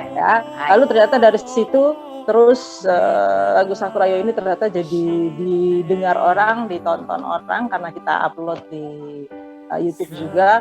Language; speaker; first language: Indonesian; native; Indonesian